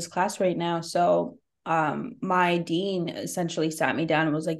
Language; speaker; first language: English; native; English